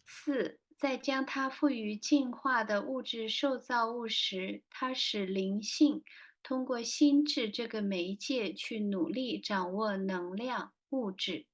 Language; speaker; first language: Chinese; native; Chinese